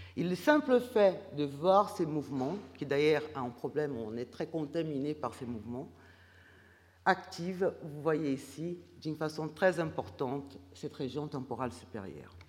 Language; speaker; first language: French; non-native, fluent; Portuguese